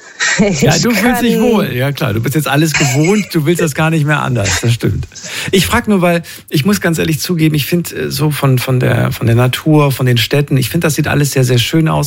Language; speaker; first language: German; native; German